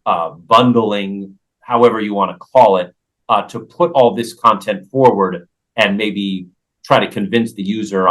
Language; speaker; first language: English; native; English